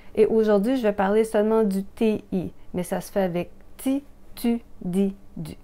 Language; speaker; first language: French; native; French